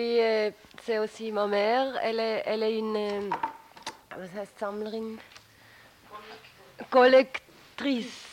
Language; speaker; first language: French; non-native, local second language; German